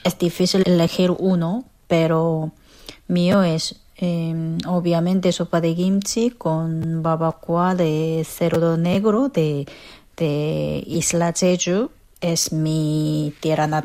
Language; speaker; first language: Spanish; non-native, fluent; Korean